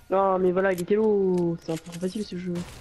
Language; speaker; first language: French; native; French